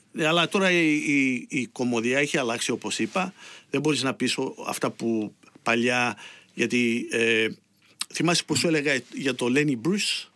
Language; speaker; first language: Greek; early bilingual, heritage; Greek